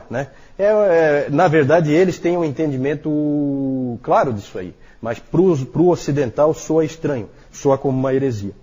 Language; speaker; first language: Portuguese; native; Portuguese